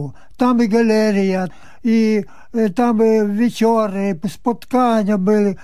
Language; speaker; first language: Polish; early bilingual, heritage; Polish